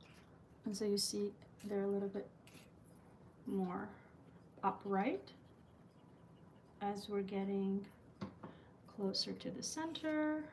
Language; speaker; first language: English; early bilingual, other home language; Albanian